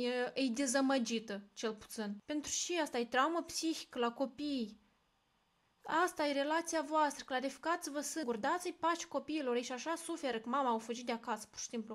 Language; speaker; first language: Romanian; native; Romanian